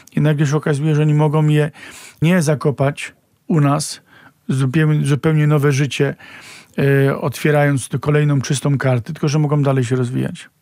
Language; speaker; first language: Polish; native; Polish